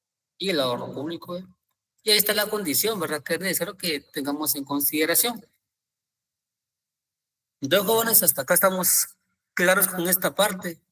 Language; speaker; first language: Spanish; native; Spanish